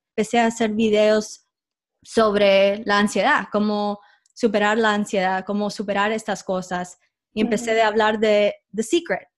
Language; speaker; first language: Spanish; early bilingual, heritage; Spanish